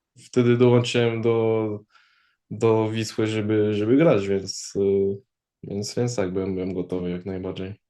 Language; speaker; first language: Polish; early bilingual, heritage; Polish